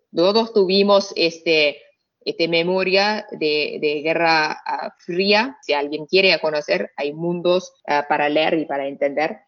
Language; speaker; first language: Spanish; non-native, fluent; Arabic